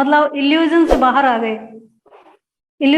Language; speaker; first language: Hindi; native; Hindi